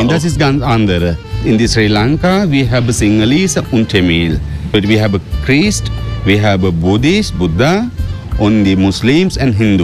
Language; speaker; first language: German; non-native, learner; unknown